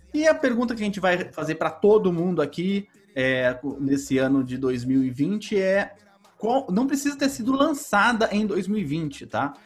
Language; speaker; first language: Portuguese; native; Portuguese